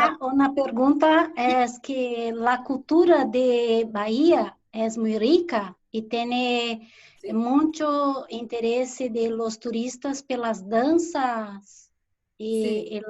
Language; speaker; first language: Spanish; non-native, learner; Portuguese